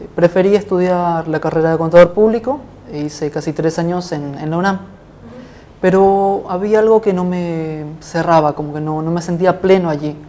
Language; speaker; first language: Spanish; native; Spanish